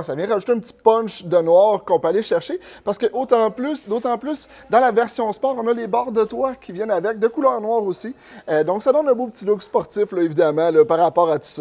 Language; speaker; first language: French; native; French